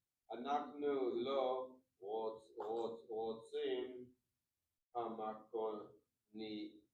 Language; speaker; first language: Hebrew; non-native, learner; English